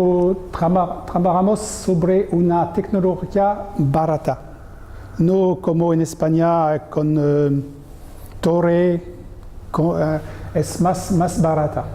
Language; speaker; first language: Spanish; non-native, learner; French